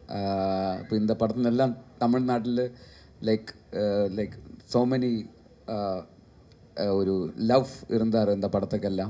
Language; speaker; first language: Tamil; non-native, learner; Malayalam